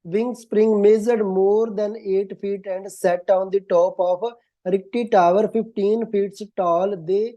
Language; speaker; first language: English; non-native, local second language; Punjabi